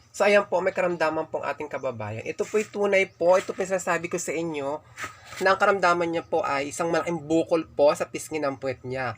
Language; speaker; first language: Filipino; non-native, local second language; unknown